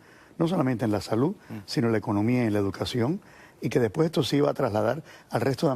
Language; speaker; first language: Spanish; native; Spanish